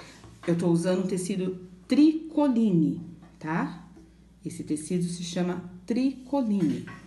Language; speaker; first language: Portuguese; native; Portuguese